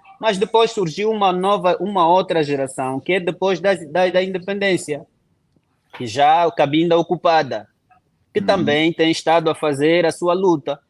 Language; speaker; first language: Portuguese; non-native, local second language; Kongo